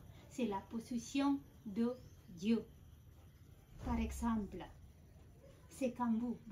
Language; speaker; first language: French; non-native, fluent; Balinese